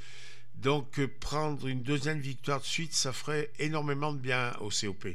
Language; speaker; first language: French; native; French